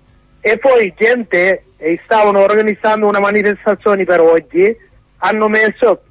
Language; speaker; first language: Italian; non-native, learner; Sinhala